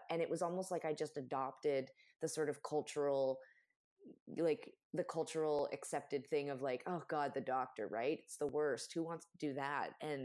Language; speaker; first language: English; native; English